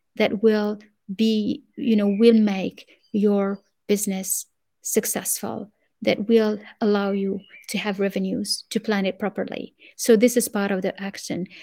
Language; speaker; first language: English; non-native, fluent; Arabic